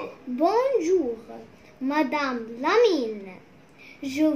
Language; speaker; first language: French; non-native, learner; Arabic